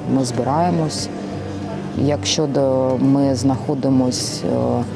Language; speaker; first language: Ukrainian; native; Ukrainian